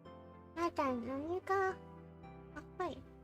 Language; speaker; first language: Japanese; non-native, learner; English